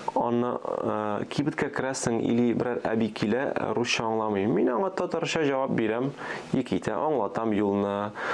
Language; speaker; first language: Tatar; early bilingual, other home language; Armenian